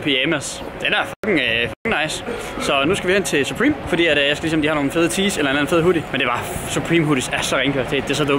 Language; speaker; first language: Danish; native; Danish